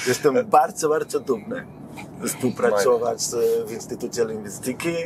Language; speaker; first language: Polish; non-native, learner; Spanish